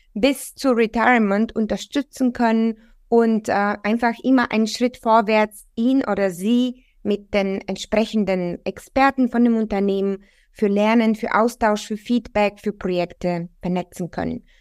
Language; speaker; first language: German; non-native, fluent; Bulgarian